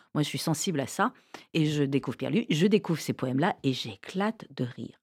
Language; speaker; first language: French; early bilingual, other home language; Persian